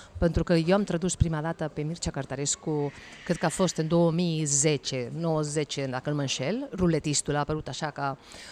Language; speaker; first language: Romanian; non-native, fluent; Spanish